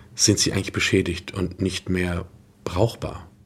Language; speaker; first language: German; native; German